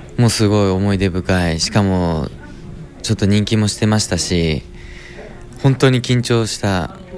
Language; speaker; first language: Japanese; native; Japanese